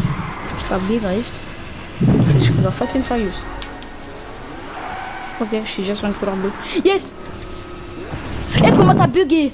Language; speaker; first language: French; native; French